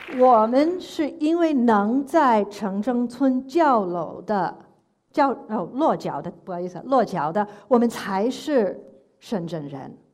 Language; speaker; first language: Chinese; non-native, fluent; English